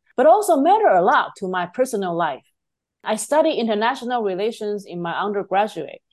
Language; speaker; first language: English; non-native, fluent; Chinese